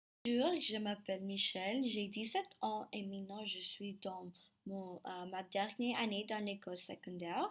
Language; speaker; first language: French; non-native, learner; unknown